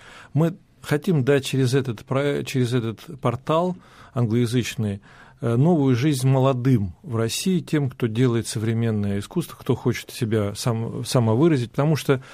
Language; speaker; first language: Russian; native; Russian